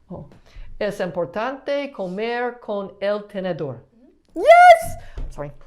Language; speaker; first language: Spanish; non-native, learner; English